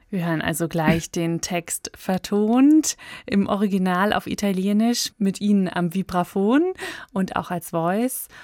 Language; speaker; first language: German; native; German